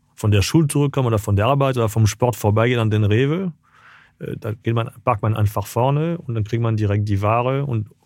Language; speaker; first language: German; non-native, fluent; French